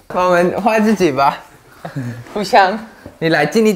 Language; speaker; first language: Chinese; non-native, learner; Thai